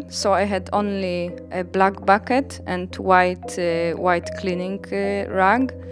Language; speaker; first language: English; non-native, fluent; Polish